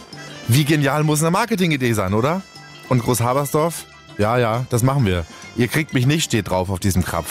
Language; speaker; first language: German; native; German